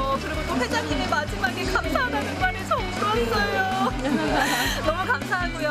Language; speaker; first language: Korean; native; Korean